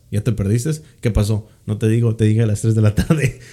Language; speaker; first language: Spanish; early bilingual, heritage; Spanish